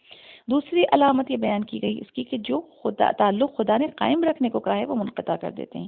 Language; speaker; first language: Urdu; native; Urdu